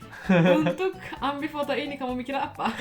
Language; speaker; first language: Indonesian; non-native, fluent; Turkish